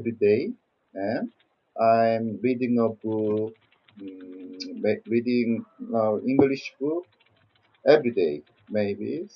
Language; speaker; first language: English; non-native, learner; Korean